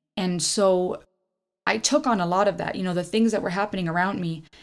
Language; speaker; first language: English; early bilingual, other home language; German